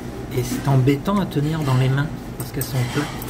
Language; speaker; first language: French; native; French